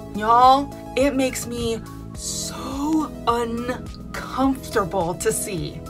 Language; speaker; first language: English; native; English